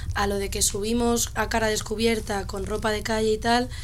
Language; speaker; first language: Spanish; native; Spanish